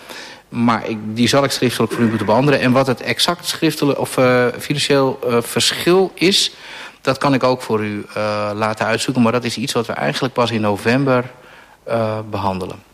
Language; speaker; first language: Dutch; native; Dutch